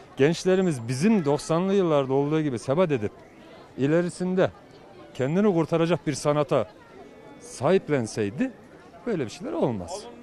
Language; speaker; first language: Turkish; native; Turkish